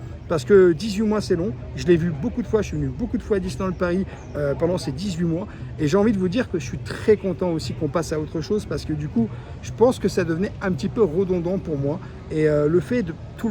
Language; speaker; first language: French; native; French